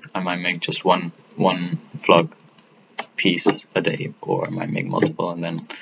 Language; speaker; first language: English; non-native, fluent; Italian